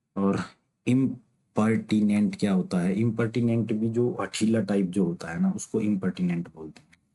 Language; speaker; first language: Hindi; native; Hindi